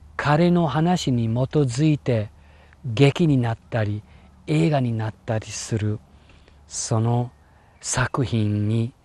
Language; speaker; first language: Japanese; non-native, fluent; English